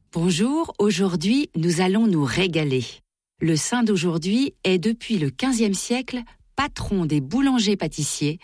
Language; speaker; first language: French; native; French